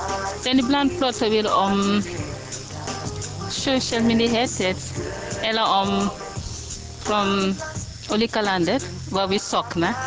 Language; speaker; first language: Swedish; non-native, fluent; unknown